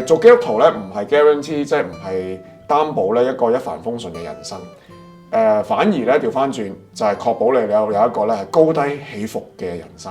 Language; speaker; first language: Cantonese; native; Cantonese